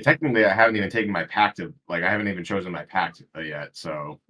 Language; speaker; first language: English; native; English